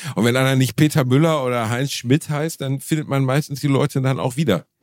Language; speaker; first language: German; native; German